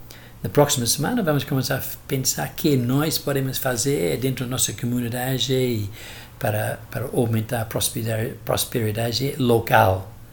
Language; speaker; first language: Portuguese; non-native, fluent; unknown